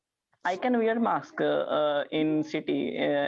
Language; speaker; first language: English; non-native, learner; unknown